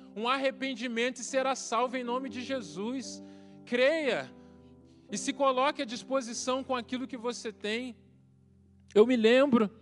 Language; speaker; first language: Portuguese; native; Portuguese